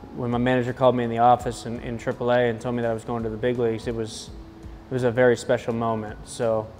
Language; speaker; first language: English; native; English